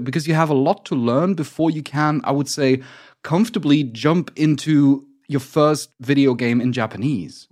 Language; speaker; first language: English; non-native, fluent; German